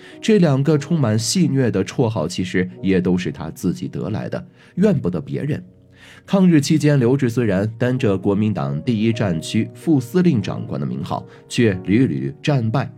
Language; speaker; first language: Chinese; native; Chinese